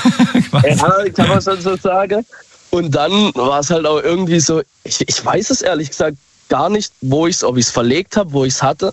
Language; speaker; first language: German; native; German